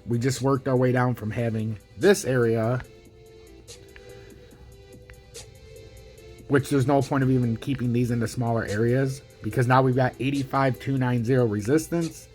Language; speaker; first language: English; native; English